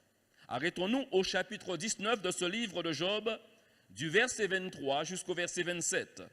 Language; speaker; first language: French; native; French